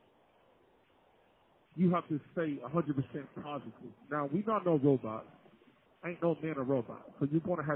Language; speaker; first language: English; native; English